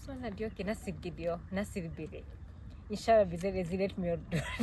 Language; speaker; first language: Turkish; non-native, fluent; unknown